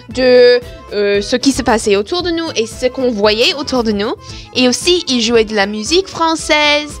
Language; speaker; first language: French; non-native, learner; English